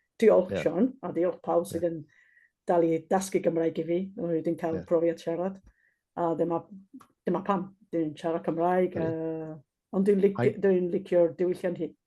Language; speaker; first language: Welsh; non-native, fluent; Basque